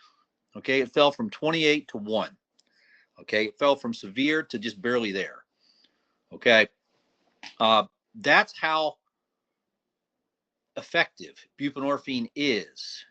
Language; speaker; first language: English; native; English